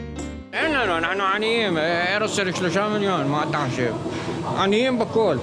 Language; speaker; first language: Hebrew; non-native, fluent; Arabic